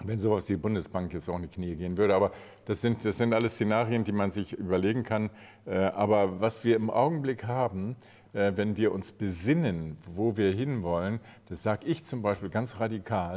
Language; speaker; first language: German; native; German